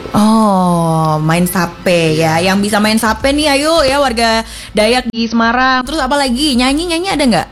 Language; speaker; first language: Indonesian; native; Indonesian